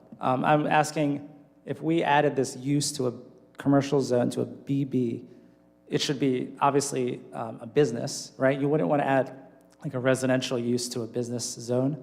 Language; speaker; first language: English; native; English